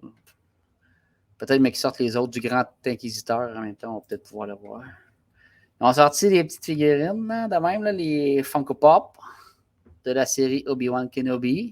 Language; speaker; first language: French; native; French